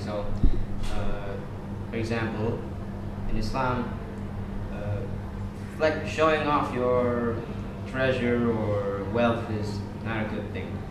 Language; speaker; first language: English; non-native, fluent; Indonesian